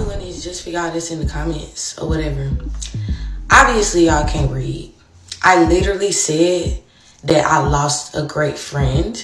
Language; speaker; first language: English; native; English